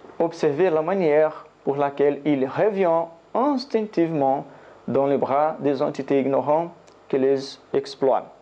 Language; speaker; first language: French; non-native, learner; Portuguese